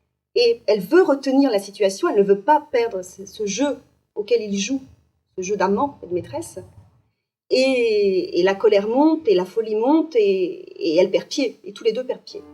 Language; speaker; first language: French; native; French